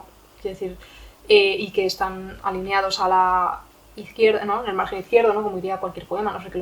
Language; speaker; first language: Spanish; native; Spanish